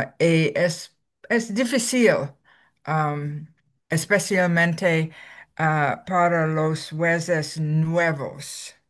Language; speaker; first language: Spanish; non-native, learner; English